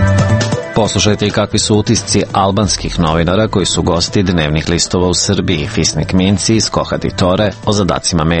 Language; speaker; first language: Serbian; native; Serbian